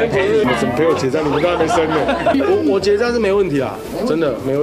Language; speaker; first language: Chinese; native; Chinese